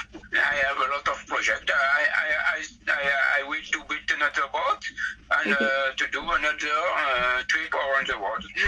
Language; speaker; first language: English; non-native, learner; French